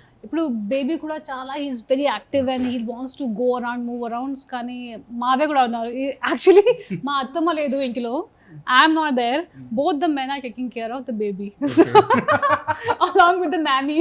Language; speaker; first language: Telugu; non-native, local second language; Hindi